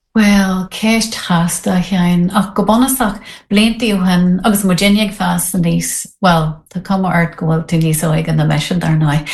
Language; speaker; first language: Irish; non-native, local second language; English